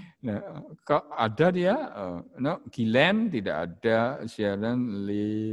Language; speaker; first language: Indonesian; native; Indonesian